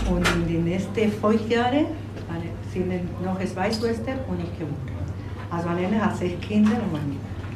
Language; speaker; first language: German; non-native, learner; Spanish